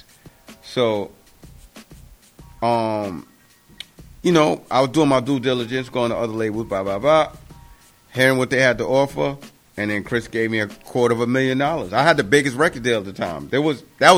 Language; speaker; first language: English; native; English